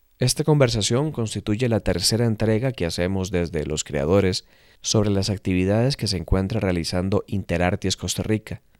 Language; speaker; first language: Spanish; native; Spanish